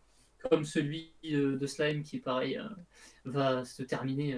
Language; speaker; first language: French; native; French